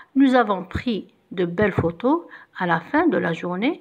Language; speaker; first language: French; non-native, local second language; Arabic